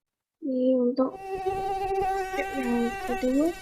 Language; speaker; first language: Malay; native; Malay